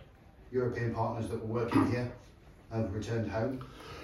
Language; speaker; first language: English; native; English